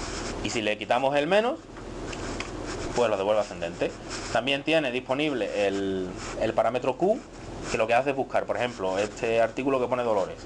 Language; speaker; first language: Spanish; native; Spanish